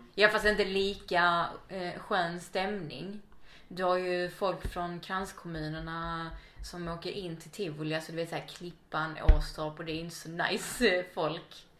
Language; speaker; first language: Swedish; native; Swedish